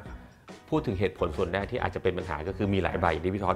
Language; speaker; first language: Thai; native; Thai